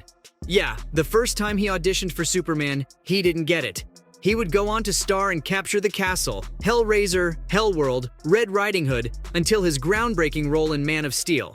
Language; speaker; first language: English; native; English